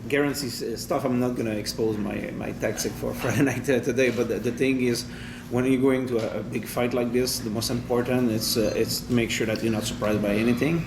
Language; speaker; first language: English; non-native, fluent; French